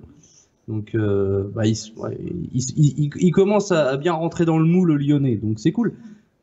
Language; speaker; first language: French; native; French